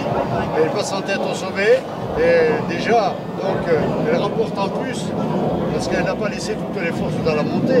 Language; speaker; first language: French; native; French